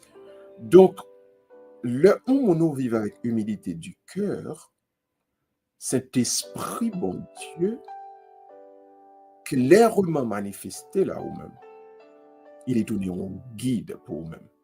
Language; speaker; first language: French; non-native, local second language; Haitian Creole